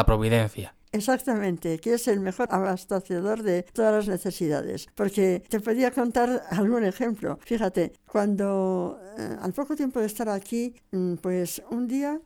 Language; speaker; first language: Spanish; native; Spanish